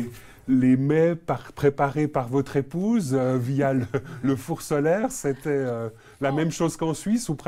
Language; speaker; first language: French; native; French